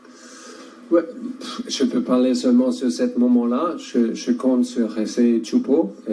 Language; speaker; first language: French; non-native, learner; German